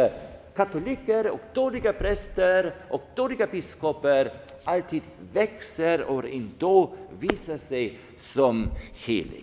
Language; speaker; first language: Swedish; non-native, fluent; German